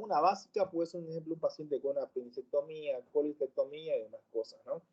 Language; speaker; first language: Spanish; native; Spanish